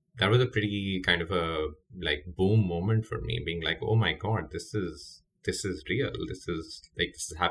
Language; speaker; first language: English; non-native, local second language; Urdu